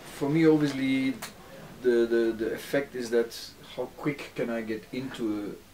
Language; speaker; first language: English; non-native, fluent; Turkish